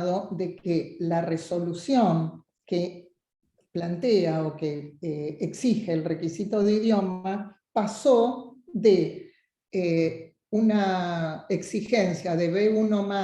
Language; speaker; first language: Spanish; native; Spanish